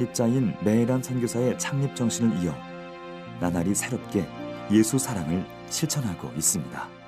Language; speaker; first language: Korean; native; Korean